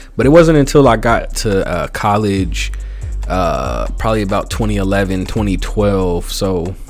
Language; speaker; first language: English; native; English